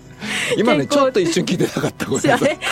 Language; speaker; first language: Japanese; native; Japanese